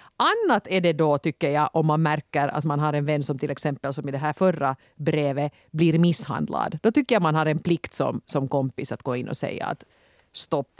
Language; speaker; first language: Swedish; native; Swedish